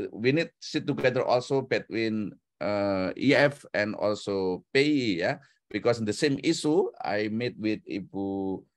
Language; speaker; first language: English; non-native, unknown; Indonesian